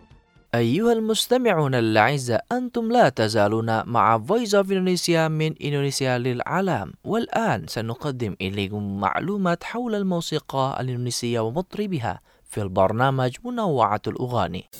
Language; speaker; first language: Arabic; non-native, fluent; Indonesian